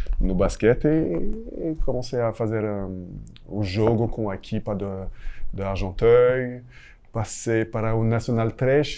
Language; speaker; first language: Portuguese; non-native, fluent; French